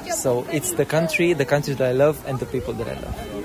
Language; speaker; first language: English; non-native, fluent; Romanian